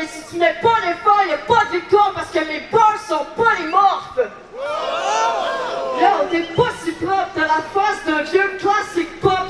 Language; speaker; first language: French; native; French